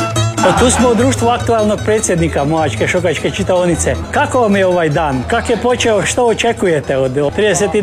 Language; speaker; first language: Serbian; native; Serbian